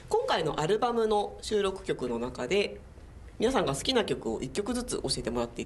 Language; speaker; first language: Japanese; native; Japanese